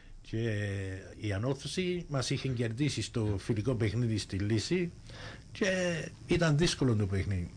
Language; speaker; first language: Greek; early bilingual, heritage; Greek